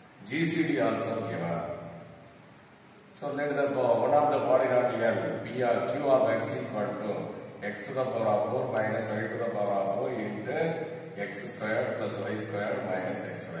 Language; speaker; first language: English; non-native, local second language; Tamil